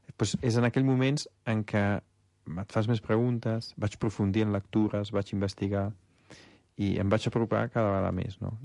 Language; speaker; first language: Catalan; non-native, fluent; Italian